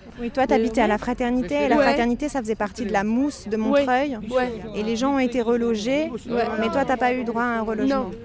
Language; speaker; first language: French; native; French